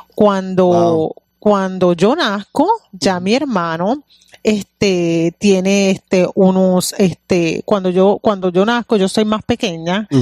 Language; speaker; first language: Spanish; native; Spanish